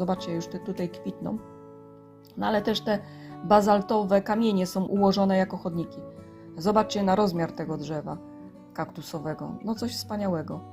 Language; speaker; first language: Polish; native; Polish